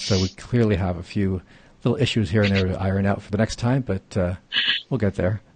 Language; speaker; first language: English; native; English